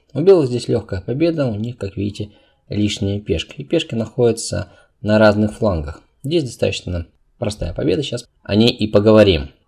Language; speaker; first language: Russian; non-native, local second language; Uzbek